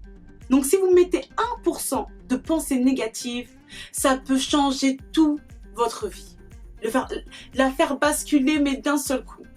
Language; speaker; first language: French; native; French